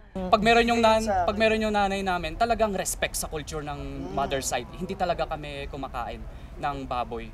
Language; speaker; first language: Filipino; native; Filipino